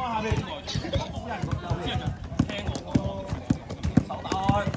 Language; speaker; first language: Cantonese; native; Cantonese